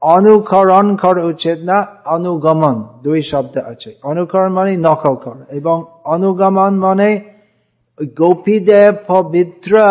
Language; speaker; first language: Bangla; non-native, fluent; English